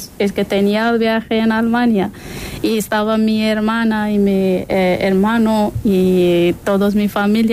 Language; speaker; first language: Spanish; non-native, learner; Persian